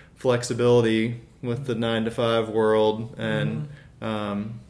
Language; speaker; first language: English; native; English